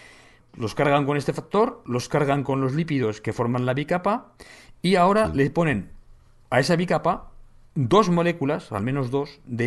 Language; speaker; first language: Spanish; native; Spanish